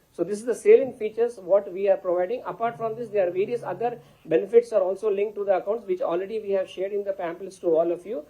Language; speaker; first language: English; non-native, local second language; Telugu